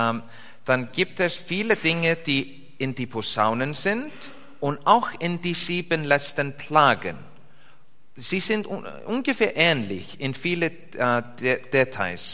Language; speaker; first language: German; non-native, fluent; Icelandic